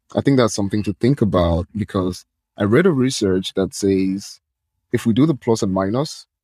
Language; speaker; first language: English; non-native, local second language; Yoruba